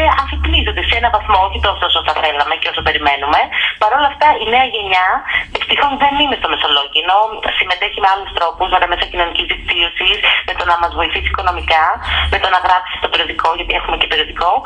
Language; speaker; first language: Greek; native; Greek